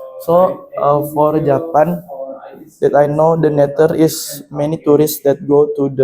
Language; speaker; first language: English; non-native, learner; Indonesian